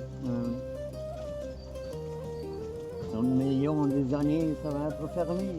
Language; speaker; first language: French; non-native, learner; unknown